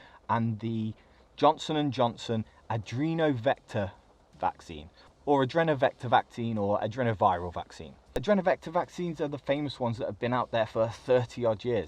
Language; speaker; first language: English; native; English